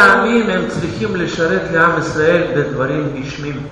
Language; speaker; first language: Hebrew; non-native, fluent; Russian